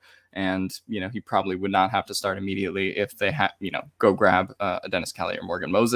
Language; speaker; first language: English; native; English